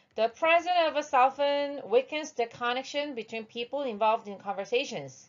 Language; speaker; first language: English; non-native, fluent; Korean